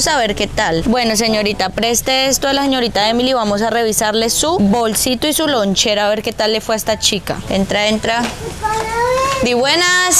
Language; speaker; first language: Spanish; native; Spanish